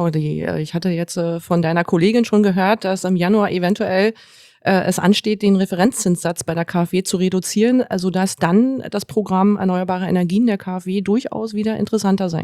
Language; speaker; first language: German; native; German